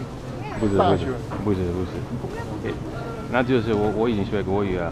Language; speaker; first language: Chinese; non-native, fluent; English